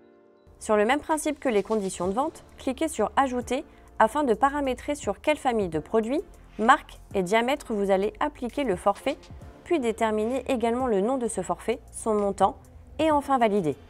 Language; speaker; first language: French; native; French